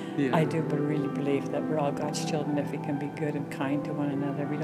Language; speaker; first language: English; non-native, fluent; Dutch